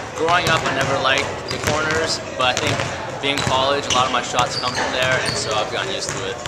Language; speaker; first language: English; native; English